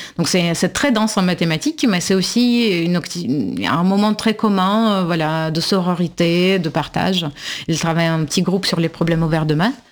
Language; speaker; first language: French; non-native, fluent; Russian